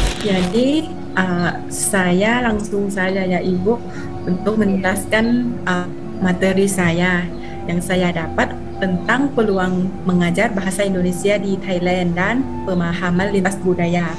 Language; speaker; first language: Indonesian; non-native, fluent; Thai